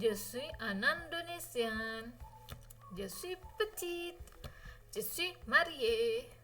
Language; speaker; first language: French; non-native, fluent; Indonesian